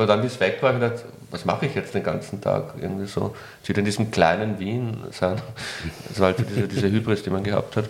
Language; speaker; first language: German; native; German